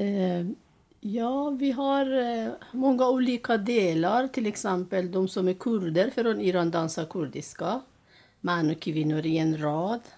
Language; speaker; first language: Swedish; non-native, learner; Persian